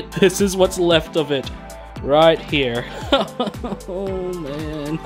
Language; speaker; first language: English; native; English